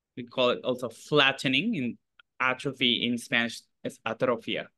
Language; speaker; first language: English; non-native, fluent; Spanish